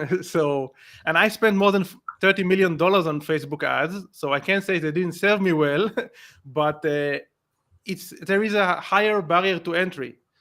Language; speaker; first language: English; non-native, fluent; Hebrew